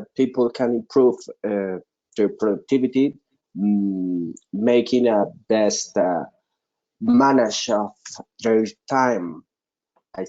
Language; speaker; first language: English; non-native, local second language; Spanish